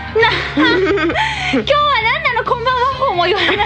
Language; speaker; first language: Japanese; native; Japanese